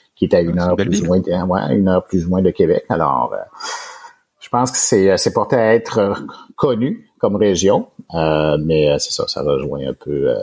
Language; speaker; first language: French; native; French